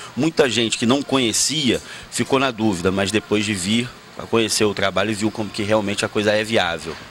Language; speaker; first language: Portuguese; native; Portuguese